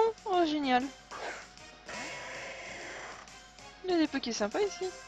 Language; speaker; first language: French; native; French